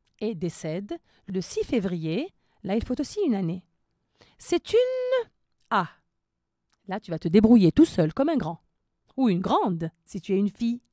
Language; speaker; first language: French; non-native, local second language; Arabic